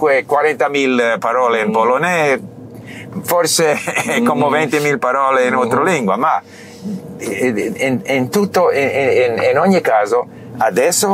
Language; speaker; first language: Italian; non-native, learner; English